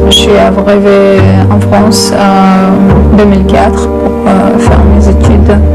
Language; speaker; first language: French; non-native, fluent; Chechen